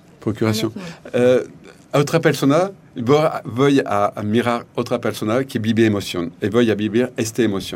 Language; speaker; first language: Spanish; non-native, learner; French